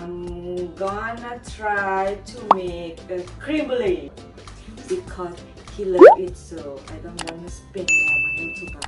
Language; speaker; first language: English; non-native, learner; Thai